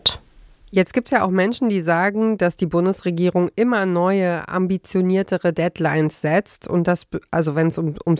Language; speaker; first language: German; native; German